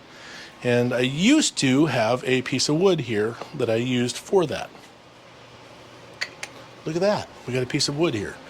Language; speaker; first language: English; native; English